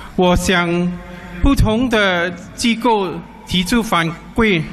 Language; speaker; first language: Chinese; non-native, local second language; English